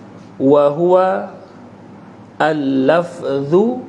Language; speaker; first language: Arabic; non-native, fluent; Malay